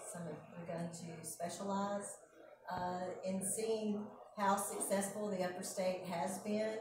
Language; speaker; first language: English; native; English